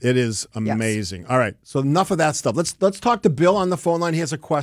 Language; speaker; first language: English; native; English